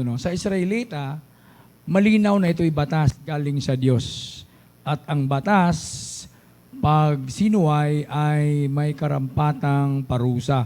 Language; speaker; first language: Filipino; native; Filipino